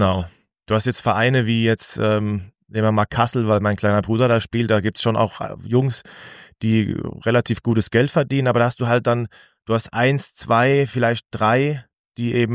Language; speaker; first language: German; native; German